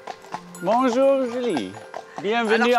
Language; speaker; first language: French; non-native, learner; German